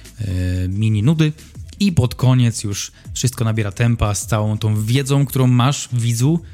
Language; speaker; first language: Polish; native; Polish